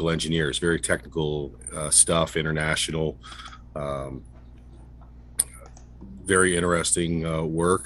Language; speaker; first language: English; native; English